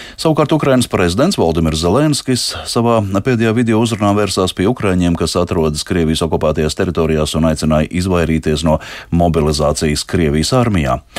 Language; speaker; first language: Latvian; native; Latvian